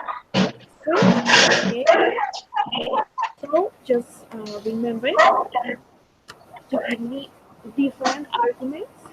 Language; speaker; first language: English; non-native, fluent; Spanish